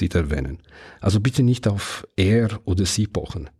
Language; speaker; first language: German; non-native, fluent; Italian